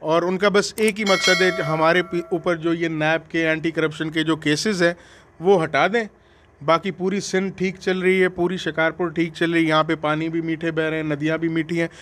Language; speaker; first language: Urdu; non-native, local second language; Sindhi